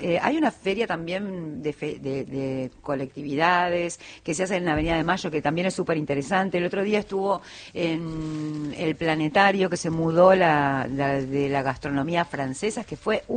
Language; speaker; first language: Spanish; native; Spanish